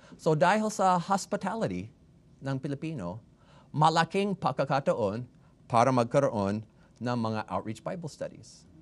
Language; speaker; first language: Filipino; non-native, fluent; English